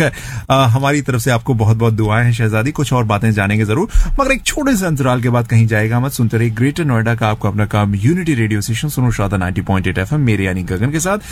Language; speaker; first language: Hindi; native; Hindi